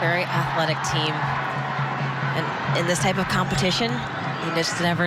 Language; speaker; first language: English; native; English